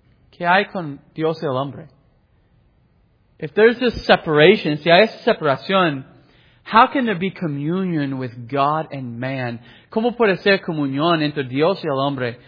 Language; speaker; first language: Spanish; non-native, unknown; English